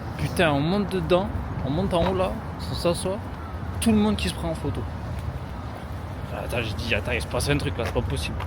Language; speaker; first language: French; native; French